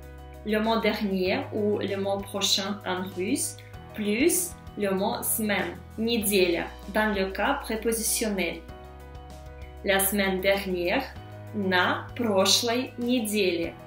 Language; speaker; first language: French; non-native, fluent; Russian